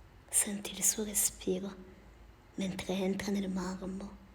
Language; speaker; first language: Italian; native; Italian